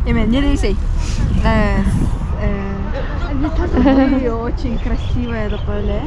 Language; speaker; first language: Russian; non-native, local second language; Kyrgyz